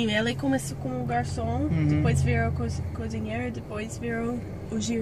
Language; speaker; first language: Portuguese; non-native, fluent; English